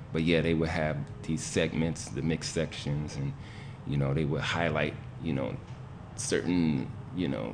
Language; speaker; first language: English; native; English